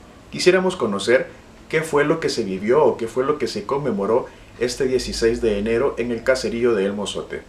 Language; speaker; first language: Spanish; native; Spanish